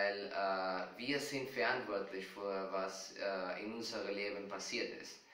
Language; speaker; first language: German; non-native, fluent; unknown